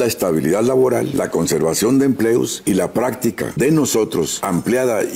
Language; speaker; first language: Spanish; native; Spanish